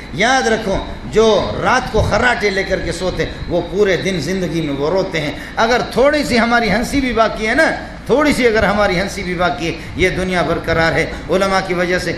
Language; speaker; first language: Urdu; non-native, local second language; Brahui